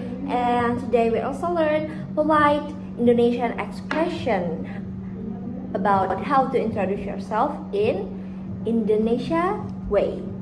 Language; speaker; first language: English; non-native, fluent; Indonesian